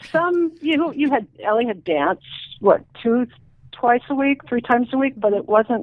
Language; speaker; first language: English; native; English